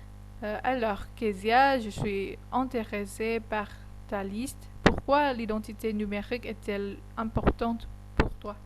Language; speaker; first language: French; non-native, learner; Indonesian